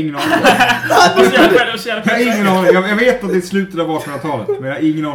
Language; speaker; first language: Swedish; native; Swedish